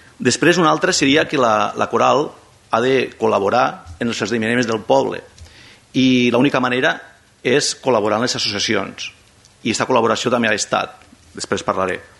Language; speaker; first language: Catalan; non-native, local second language; Spanish